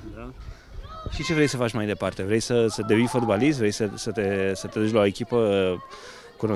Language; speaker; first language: Romanian; native; Romanian